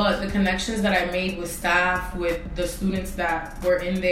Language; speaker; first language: English; native; English